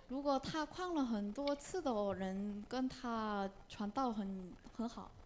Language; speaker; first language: Chinese; non-native, learner; Korean